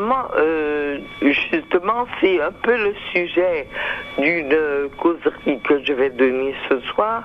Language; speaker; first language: French; native; French